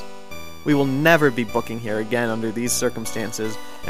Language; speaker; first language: English; native; English